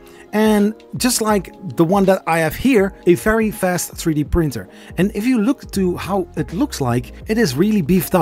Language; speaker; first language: English; non-native, fluent; Dutch